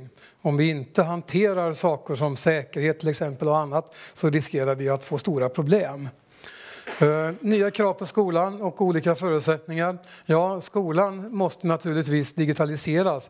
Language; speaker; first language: Swedish; native; Swedish